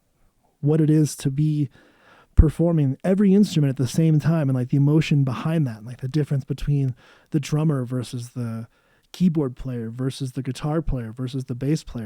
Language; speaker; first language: English; native; English